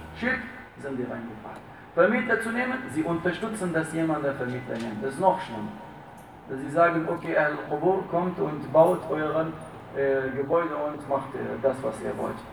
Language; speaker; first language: German; non-native, fluent; Arabic